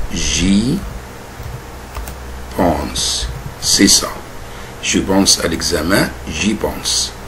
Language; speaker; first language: French; non-native, fluent; Arabic